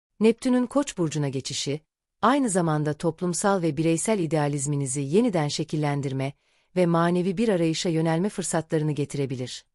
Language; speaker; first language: Turkish; native; Turkish